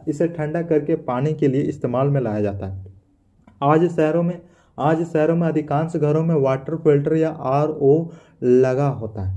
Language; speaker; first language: Hindi; native; Hindi